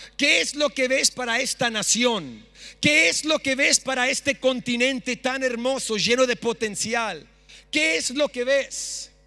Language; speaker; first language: Spanish; early bilingual, other home language; English